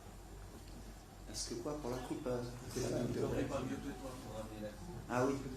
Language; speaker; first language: French; native; French